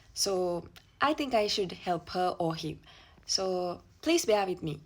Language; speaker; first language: English; non-native, local second language; Sinhala